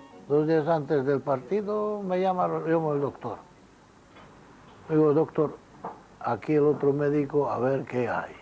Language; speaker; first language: Spanish; non-native, fluent; Hungarian